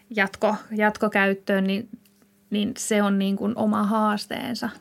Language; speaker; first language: Finnish; native; Finnish